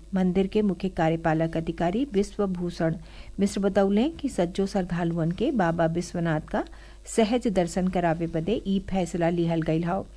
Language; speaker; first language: Bhojpuri; native; Bhojpuri